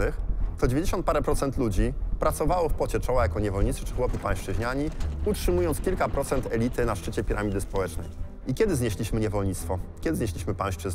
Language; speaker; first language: Polish; native; Polish